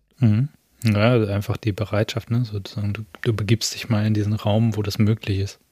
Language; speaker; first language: German; native; German